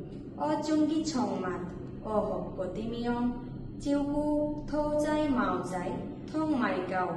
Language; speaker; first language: Cantonese; non-native, learner; Bangla